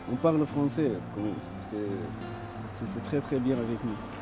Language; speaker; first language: French; non-native, learner; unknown